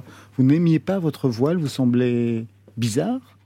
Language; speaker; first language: French; native; French